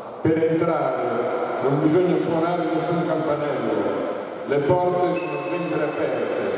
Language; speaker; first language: Italian; native; Italian